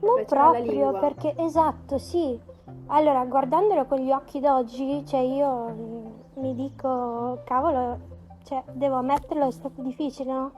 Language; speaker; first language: Italian; non-native, fluent; Macedonian